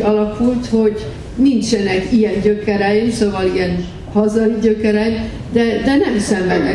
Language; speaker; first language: Hungarian; early bilingual, heritage; Hungarian